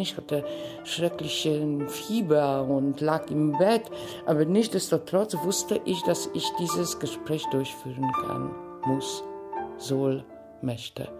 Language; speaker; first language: German; non-native, fluent; Polish